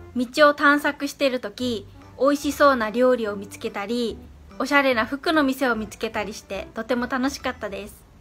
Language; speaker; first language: Japanese; native; Japanese